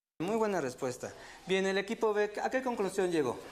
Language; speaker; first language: Spanish; native; Spanish